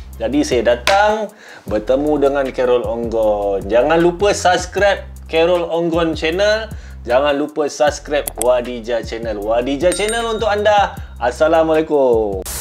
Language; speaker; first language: Malay; native; Malay